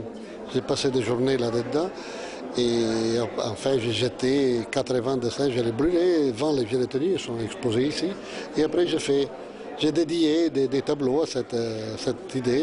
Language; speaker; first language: French; non-native, fluent; Italian